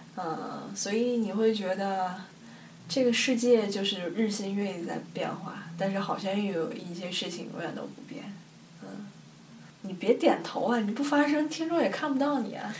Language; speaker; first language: Chinese; native; Chinese